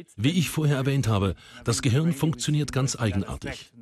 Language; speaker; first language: German; native; German